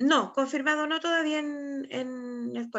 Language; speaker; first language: Spanish; native; Spanish